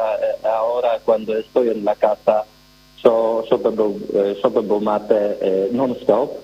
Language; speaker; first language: Spanish; non-native, learner; Polish